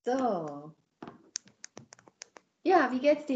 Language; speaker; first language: German; non-native, fluent; Czech